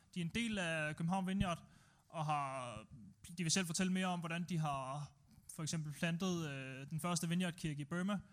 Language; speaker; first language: Danish; native; Danish